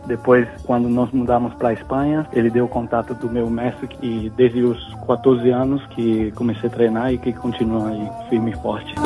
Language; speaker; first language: Portuguese; non-native, fluent; Italian